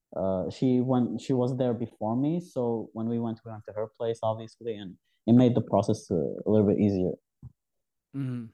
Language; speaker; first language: English; non-native, fluent; Arabic